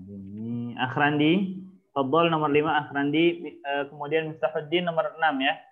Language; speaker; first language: Indonesian; native; Indonesian